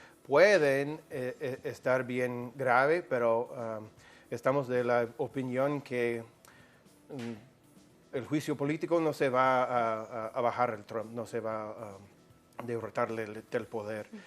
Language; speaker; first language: Spanish; non-native, fluent; English